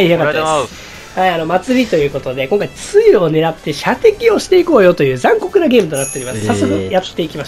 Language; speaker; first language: Japanese; native; Japanese